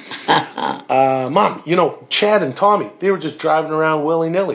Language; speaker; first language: English; native; English